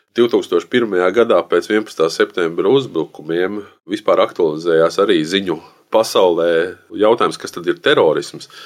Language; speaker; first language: Latvian; native; Latvian